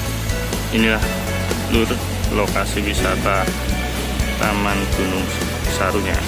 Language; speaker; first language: Indonesian; non-native, local second language; Javanese